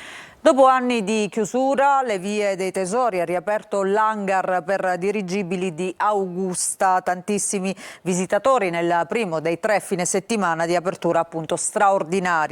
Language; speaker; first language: Italian; native; Italian